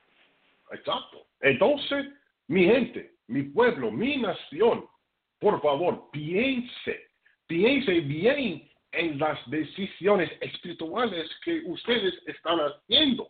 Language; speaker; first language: Spanish; non-native, fluent; English